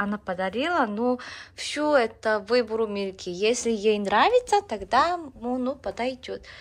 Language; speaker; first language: Russian; non-native, learner; Korean